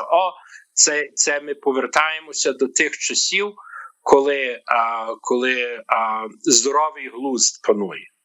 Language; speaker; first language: Ukrainian; early bilingual, heritage; Ukrainian